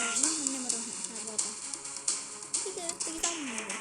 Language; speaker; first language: Finnish; non-native, learner; Estonian